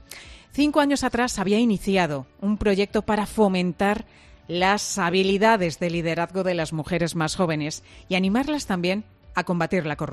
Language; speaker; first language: Spanish; native; Spanish